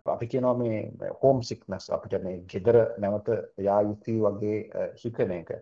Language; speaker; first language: Sinhala; native; Sinhala